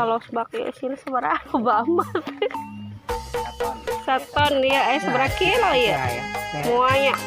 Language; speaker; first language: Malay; non-native, local second language; Sundanese